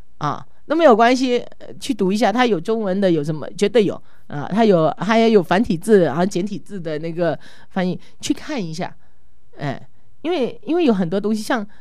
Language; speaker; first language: Chinese; native; Chinese